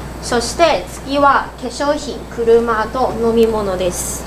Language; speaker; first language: Japanese; non-native, learner; Cantonese